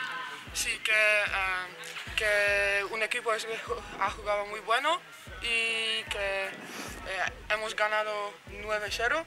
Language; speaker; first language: Spanish; non-native, learner; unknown